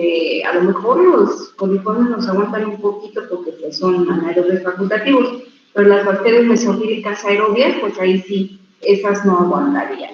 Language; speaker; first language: Spanish; native; Spanish